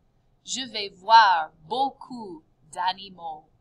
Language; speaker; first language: French; non-native, fluent; English